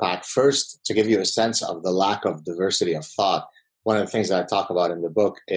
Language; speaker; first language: English; non-native, fluent; Arabic